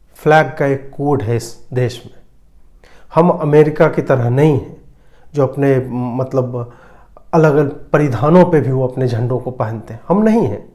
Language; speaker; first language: Hindi; native; Hindi